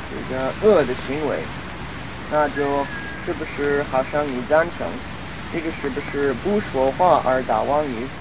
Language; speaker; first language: Chinese; non-native, fluent; English